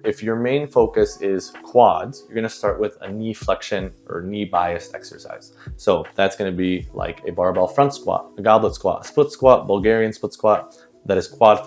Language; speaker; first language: English; native; English